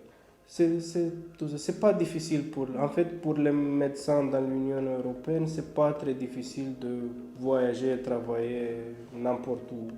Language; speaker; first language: French; non-native, fluent; Romanian